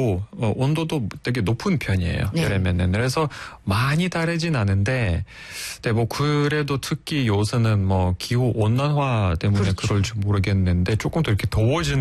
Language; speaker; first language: Korean; non-native, fluent; Russian